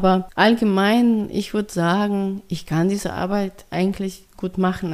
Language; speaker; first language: German; non-native, fluent; Russian